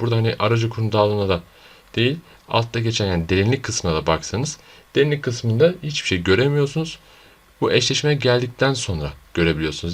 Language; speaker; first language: Turkish; native; Turkish